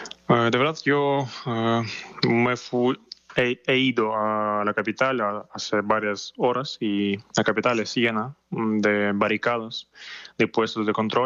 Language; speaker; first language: Spanish; non-native, fluent; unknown